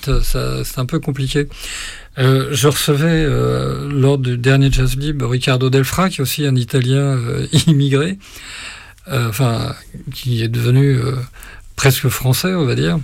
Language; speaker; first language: French; native; French